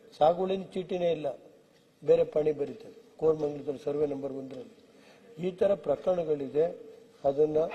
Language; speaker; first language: Kannada; native; Kannada